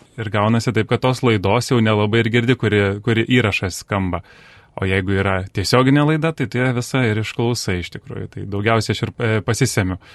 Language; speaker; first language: Lithuanian; native; Lithuanian